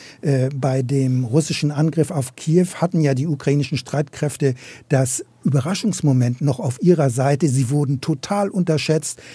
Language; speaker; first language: German; native; German